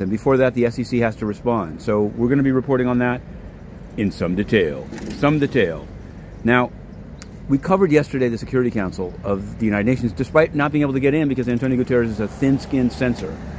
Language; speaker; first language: English; native; English